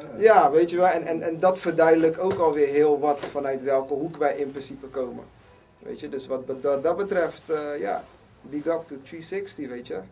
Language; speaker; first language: Dutch; native; Dutch